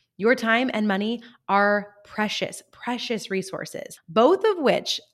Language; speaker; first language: English; native; English